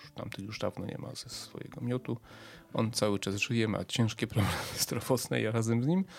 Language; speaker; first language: Polish; native; Polish